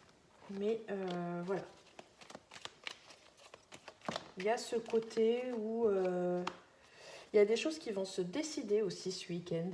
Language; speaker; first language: French; native; French